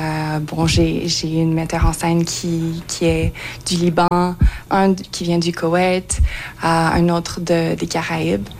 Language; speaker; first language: French; native; French